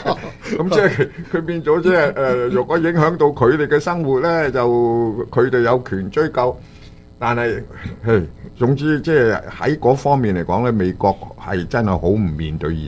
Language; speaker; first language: Chinese; native; Chinese